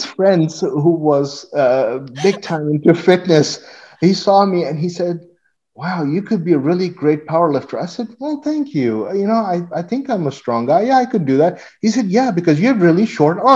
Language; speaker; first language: English; non-native, local second language; Urdu